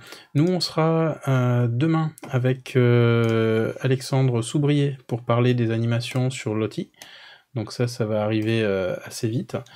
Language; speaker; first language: French; native; French